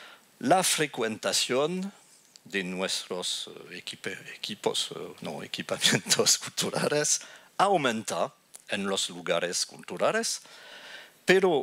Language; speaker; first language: Spanish; non-native, fluent; French